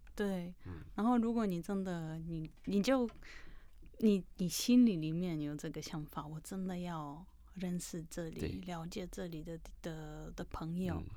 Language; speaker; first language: Chinese; non-native, fluent; Polish